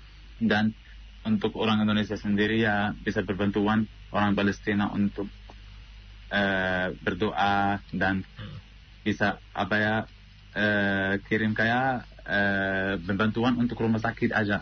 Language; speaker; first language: Indonesian; non-native, fluent; Arabic